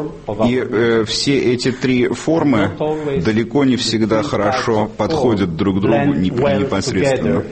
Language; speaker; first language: Russian; native; Russian